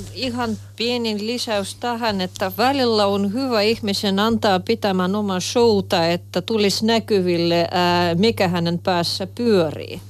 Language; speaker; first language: Finnish; non-native, fluent; Russian